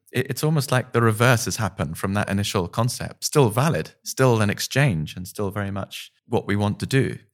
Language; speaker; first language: English; native; English